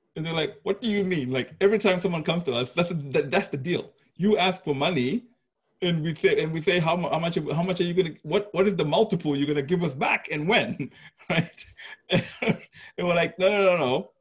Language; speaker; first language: English; non-native, local second language; Shona